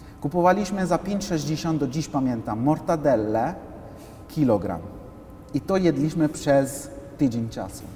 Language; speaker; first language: Polish; non-native, fluent; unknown